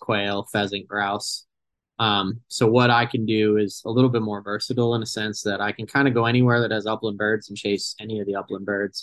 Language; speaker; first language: English; native; English